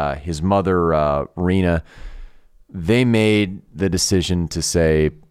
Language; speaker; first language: English; early bilingual, other home language; Italian